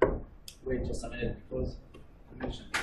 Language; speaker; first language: English; non-native, learner; Arabic